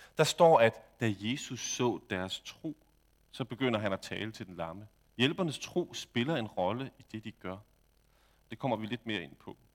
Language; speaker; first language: Danish; native; Danish